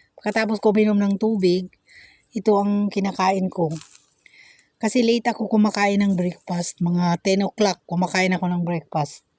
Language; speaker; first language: Filipino; non-native, local second language; Cebuano